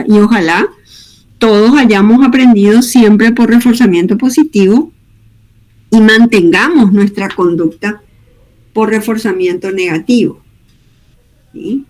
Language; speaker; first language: Spanish; native; Spanish